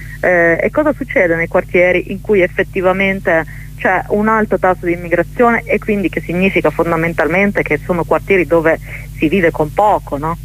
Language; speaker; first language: Italian; early bilingual, other home language; Arabic